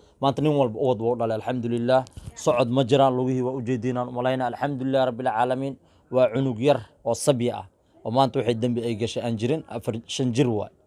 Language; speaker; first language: Somali; native; Somali